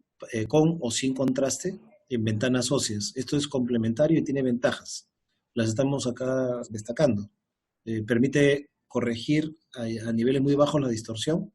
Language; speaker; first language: Spanish; native; Spanish